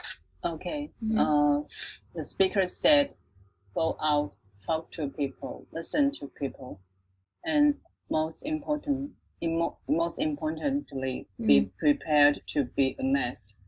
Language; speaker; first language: English; non-native, local second language; Chinese